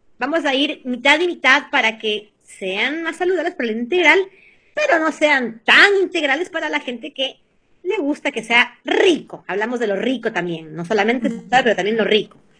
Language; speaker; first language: Spanish; early bilingual, heritage; Spanish